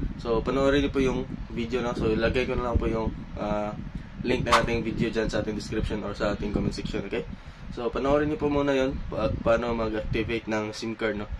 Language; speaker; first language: Filipino; non-native, local second language; Cebuano